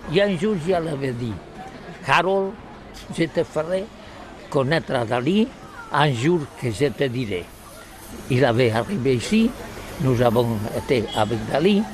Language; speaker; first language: French; non-native, learner; Catalan